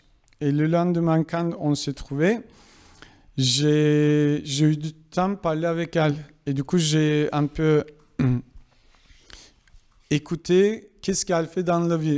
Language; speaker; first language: French; non-native, fluent; Kurdish